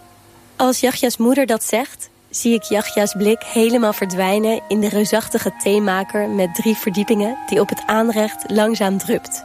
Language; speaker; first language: Dutch; native; Dutch